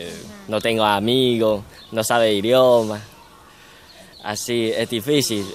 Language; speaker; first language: Spanish; non-native, learner; Chinese